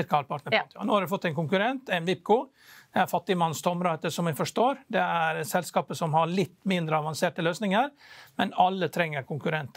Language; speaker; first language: Norwegian; native; Norwegian